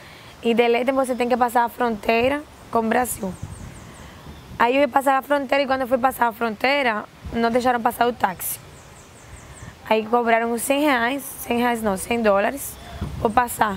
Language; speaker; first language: Portuguese; non-native, fluent; Spanish